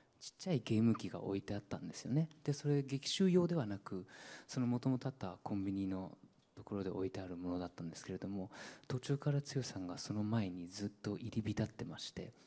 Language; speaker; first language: Japanese; early bilingual, other home language; Burmese